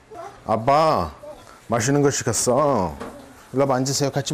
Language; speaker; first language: Korean; non-native, fluent; Amharic